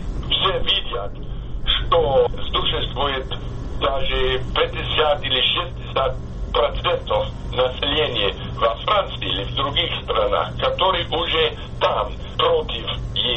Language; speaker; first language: Russian; non-native, fluent; English